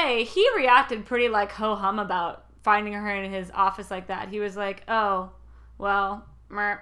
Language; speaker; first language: English; native; English